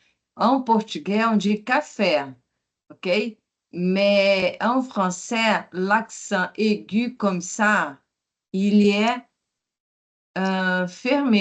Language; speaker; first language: French; non-native, fluent; Portuguese